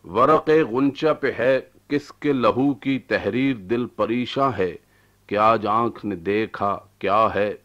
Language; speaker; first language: Urdu; non-native, local second language; Punjabi